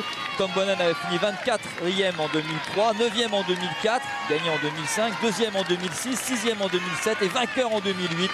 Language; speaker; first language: French; native; French